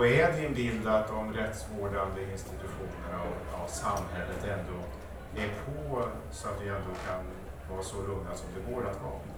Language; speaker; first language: Swedish; native; Swedish